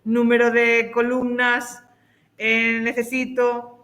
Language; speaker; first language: Spanish; native; Spanish